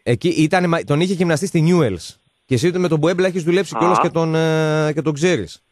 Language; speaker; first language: Greek; native; Greek